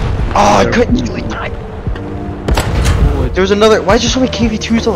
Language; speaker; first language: English; native; English